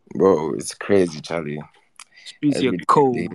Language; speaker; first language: English; non-native, local second language; Akan